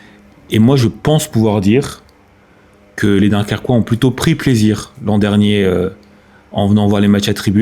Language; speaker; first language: French; native; French